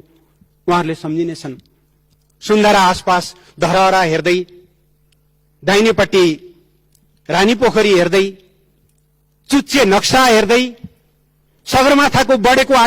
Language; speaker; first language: Nepali; native; Nepali